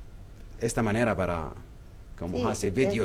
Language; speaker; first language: Spanish; non-native, learner; Arabic